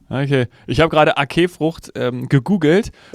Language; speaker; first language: German; native; German